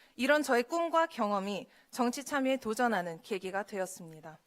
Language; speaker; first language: Korean; early bilingual, heritage; Korean